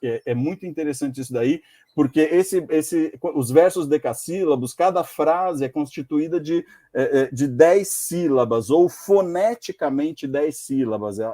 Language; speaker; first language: Portuguese; native; Portuguese